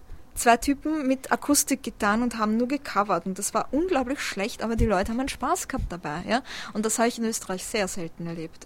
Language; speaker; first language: German; early bilingual, other home language; Polish